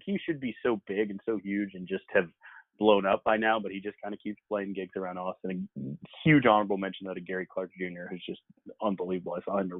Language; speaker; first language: English; native; English